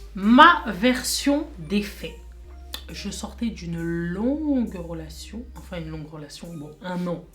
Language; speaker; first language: French; early bilingual, other home language; Lingala